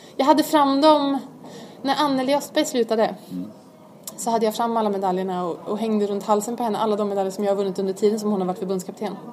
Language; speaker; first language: Swedish; native; Swedish